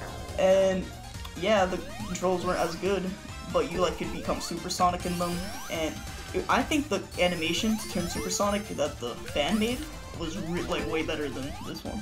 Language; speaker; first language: English; native; English